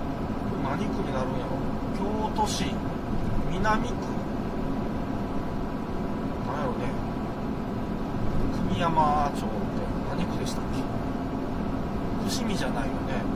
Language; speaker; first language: Japanese; native; Japanese